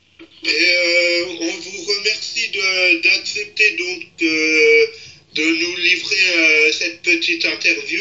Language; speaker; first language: French; native; French